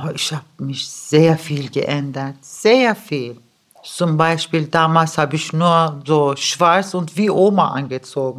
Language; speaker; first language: German; early bilingual, other home language; Turkish